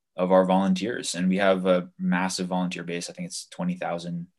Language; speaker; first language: English; native; English